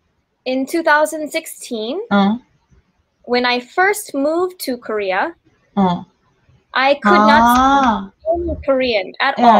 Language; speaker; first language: English; non-native, fluent; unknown